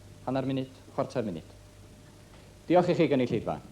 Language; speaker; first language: Welsh; native; Welsh